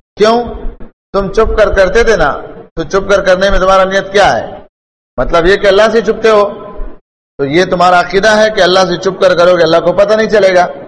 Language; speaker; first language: Urdu; non-native, local second language; Pashto